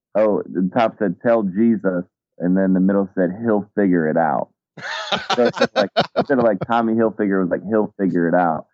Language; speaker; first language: English; native; English